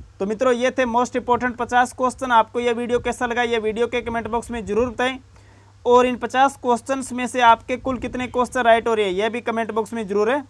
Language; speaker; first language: Hindi; native; Hindi